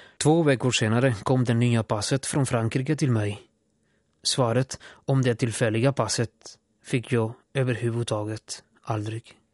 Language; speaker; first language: Swedish; non-native, fluent; Spanish